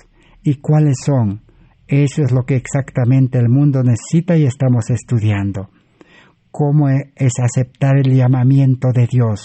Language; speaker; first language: Spanish; native; Spanish